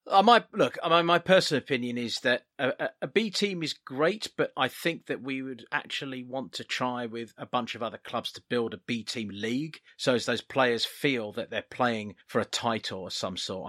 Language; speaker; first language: English; native; English